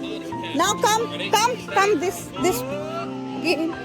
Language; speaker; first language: English; non-native, fluent; Bangla